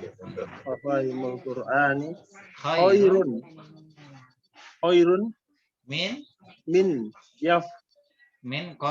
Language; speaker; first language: Arabic; non-native, learner; Indonesian